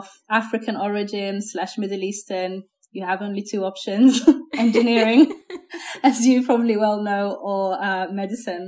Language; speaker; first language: English; native; English